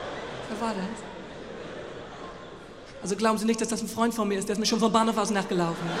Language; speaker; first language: German; native; German